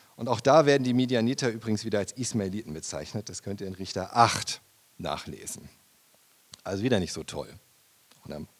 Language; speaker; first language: German; native; German